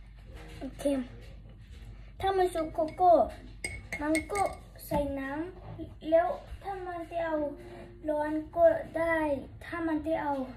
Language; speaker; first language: Thai; early bilingual, heritage; Swedish